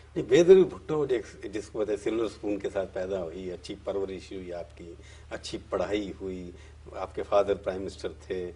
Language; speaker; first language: Hindi; native; Hindi